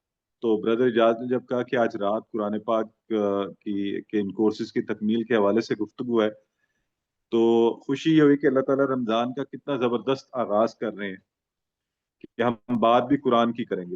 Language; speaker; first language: Urdu; native; Urdu